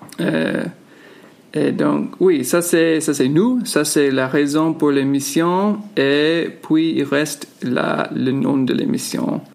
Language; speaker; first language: French; non-native, fluent; English